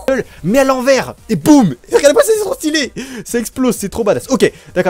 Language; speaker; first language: French; native; French